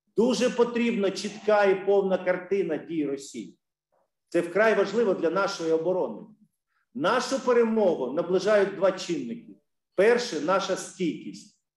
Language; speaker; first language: Ukrainian; native; Ukrainian